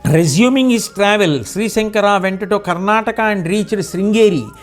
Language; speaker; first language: English; non-native, local second language; Telugu